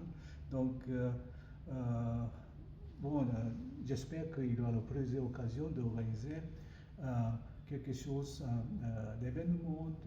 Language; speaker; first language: French; non-native, learner; Japanese